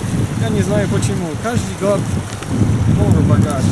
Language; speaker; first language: Russian; non-native, learner; German